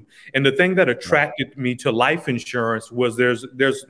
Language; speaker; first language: English; native; English